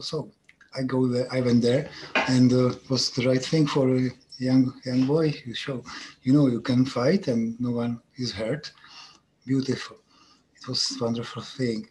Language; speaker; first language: English; non-native, learner; Czech